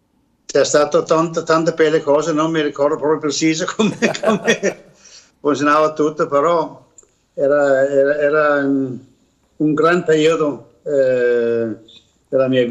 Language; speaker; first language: Italian; non-native, learner; Danish